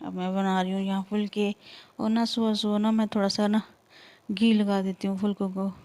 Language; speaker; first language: Hindi; non-native, local second language; Punjabi